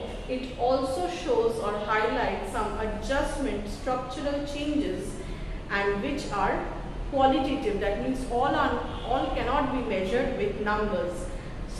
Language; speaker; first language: English; non-native, local second language; Bangla